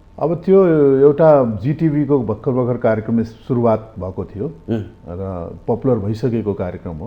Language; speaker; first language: Nepali; native; Nepali